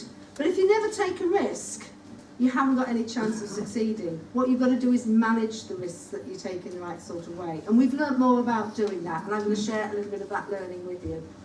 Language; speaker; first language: English; native; English